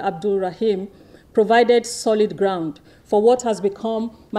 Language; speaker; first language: English; non-native, local second language; Yoruba